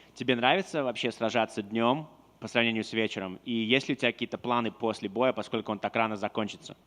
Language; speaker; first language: Russian; native; Russian